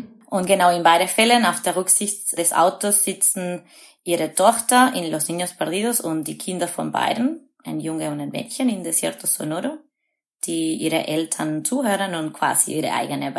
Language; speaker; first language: German; non-native, fluent; Spanish